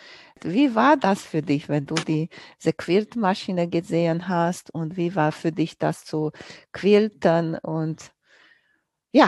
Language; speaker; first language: German; non-native, fluent; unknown